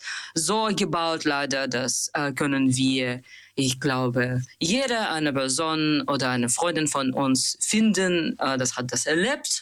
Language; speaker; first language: German; non-native, learner; Russian